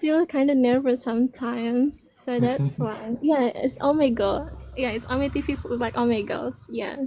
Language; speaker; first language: English; non-native, learner; Indonesian